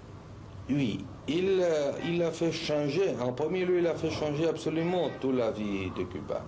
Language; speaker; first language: French; non-native, fluent; Spanish